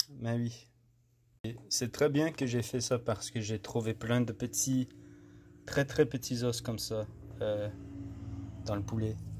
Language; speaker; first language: French; non-native, fluent; English